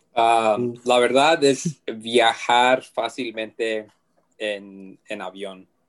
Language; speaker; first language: Spanish; early bilingual, heritage; Spanish